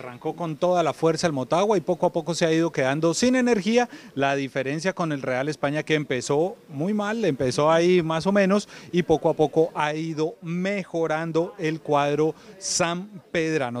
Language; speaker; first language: Spanish; native; Spanish